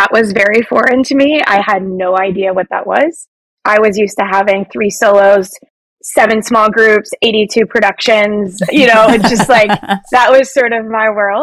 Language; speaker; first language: English; native; English